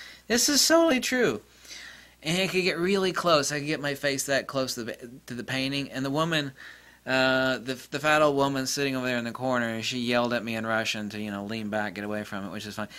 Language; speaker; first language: English; native; English